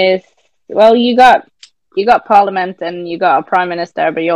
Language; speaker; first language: English; non-native, fluent; Norwegian